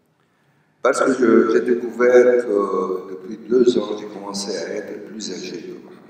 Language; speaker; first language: French; non-native, local second language; Arabic